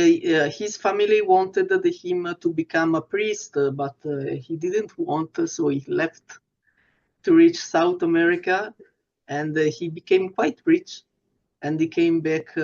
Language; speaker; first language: English; non-native, fluent; Italian